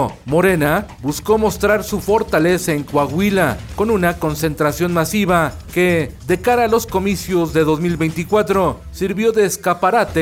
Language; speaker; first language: Spanish; native; Spanish